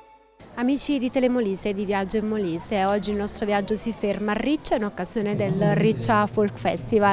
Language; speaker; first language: Italian; native; Italian